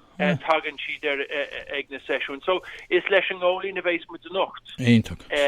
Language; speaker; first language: Irish; native; Irish